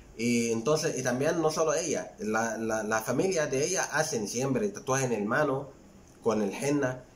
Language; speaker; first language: Spanish; non-native, fluent; Arabic